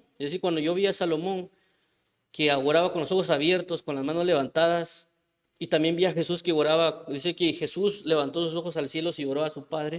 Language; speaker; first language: Spanish; native; Spanish